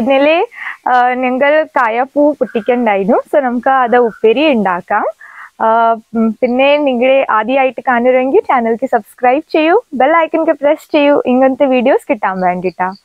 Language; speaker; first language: Malayalam; non-native, learner; Hindi